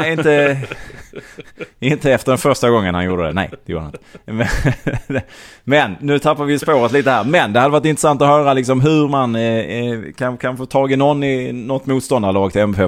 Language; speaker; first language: Swedish; native; Swedish